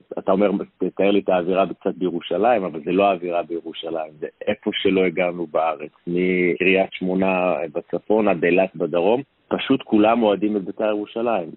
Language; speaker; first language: Hebrew; native; Hebrew